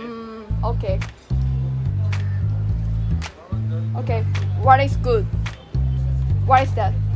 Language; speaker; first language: English; non-native, learner; Korean